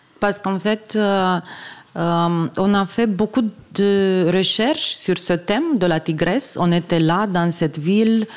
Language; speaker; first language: French; non-native, fluent; Romanian